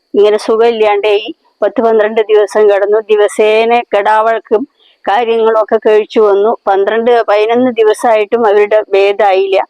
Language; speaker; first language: Malayalam; native; Malayalam